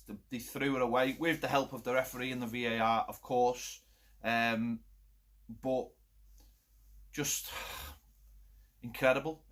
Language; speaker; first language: English; native; English